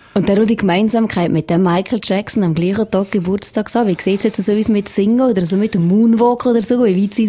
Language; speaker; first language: German; native; German